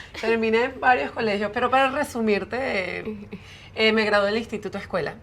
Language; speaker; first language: Spanish; early bilingual, heritage; Spanish